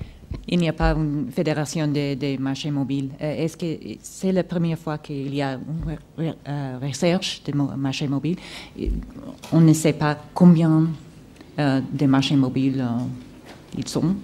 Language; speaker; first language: French; non-native, fluent; English